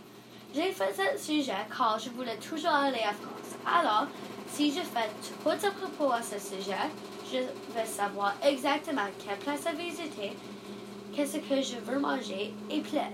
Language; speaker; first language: French; non-native, learner; English